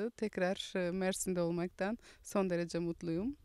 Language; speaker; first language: Turkish; native; Turkish